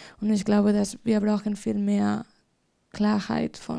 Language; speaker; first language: German; non-native, fluent; Spanish